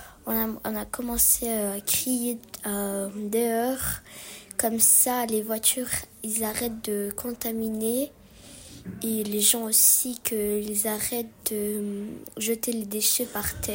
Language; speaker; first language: French; early bilingual, other home language; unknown